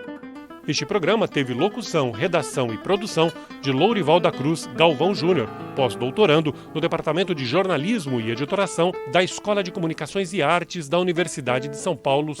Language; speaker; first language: Portuguese; native; Portuguese